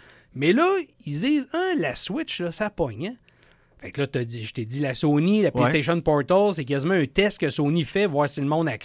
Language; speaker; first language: French; native; French